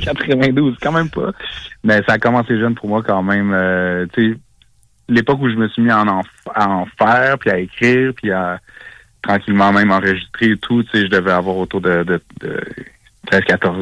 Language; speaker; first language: French; native; French